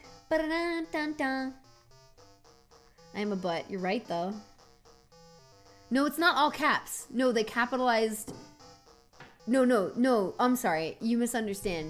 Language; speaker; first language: English; native; English